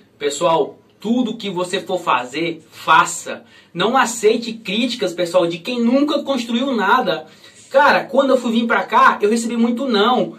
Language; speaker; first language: Portuguese; native; Portuguese